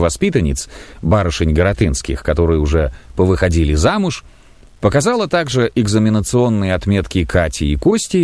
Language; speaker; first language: Russian; native; Russian